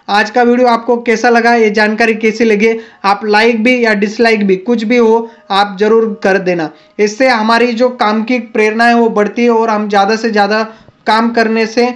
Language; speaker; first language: Hindi; non-native, local second language; Marathi